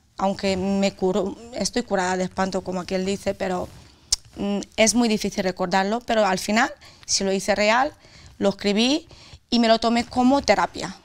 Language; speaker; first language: Spanish; non-native, fluent; Romanian